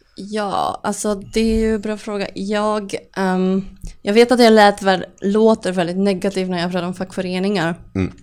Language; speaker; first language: Swedish; non-native, fluent; Polish